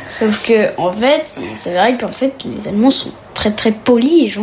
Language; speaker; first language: French; early bilingual, heritage; French